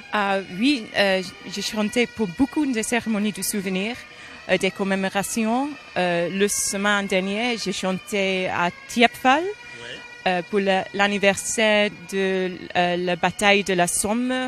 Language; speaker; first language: French; non-native, learner; English